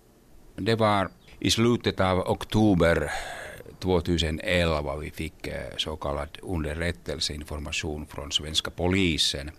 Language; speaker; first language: Swedish; non-native, local second language; Finnish